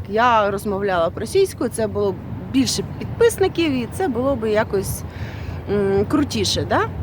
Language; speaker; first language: Ukrainian; non-native, local second language; Russian